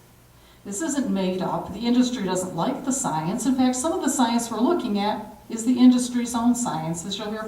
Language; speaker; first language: English; native; English